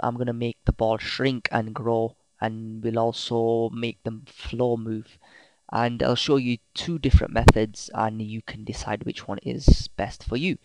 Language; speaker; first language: English; native; English